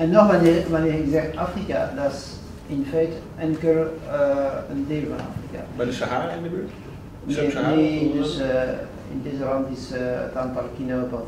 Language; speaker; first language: Dutch; non-native, fluent; French